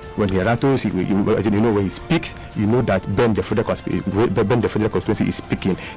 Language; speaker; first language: English; non-native, local second language; Igbo